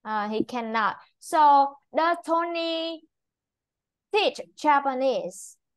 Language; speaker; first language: English; non-native, fluent; Vietnamese